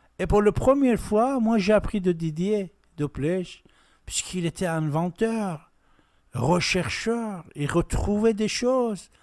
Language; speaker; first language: French; non-native, fluent; Persian